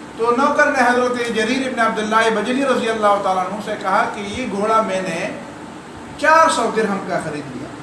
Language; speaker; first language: Urdu; non-native, local second language; Pashto